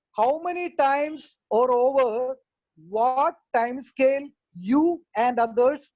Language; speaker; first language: English; non-native, local second language; Malayalam